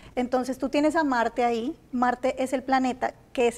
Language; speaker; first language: Spanish; native; Spanish